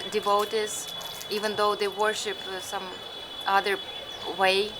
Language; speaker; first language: English; non-native, fluent; Ukrainian